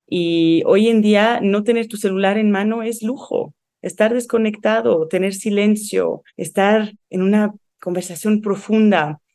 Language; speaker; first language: Spanish; non-native, fluent; Arabic